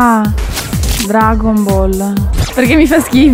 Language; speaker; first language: Italian; early bilingual, other home language; Bosnian